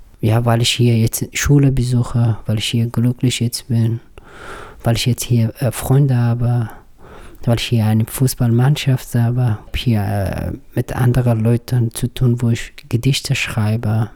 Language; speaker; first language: German; non-native, learner; Persian